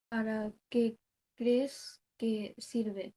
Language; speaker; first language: Spanish; non-native, learner; Bangla